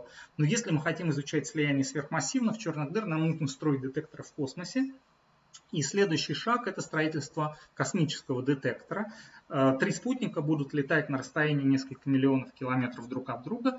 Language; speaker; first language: Russian; native; Russian